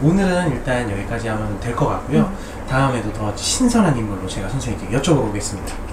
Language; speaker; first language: Korean; native; Korean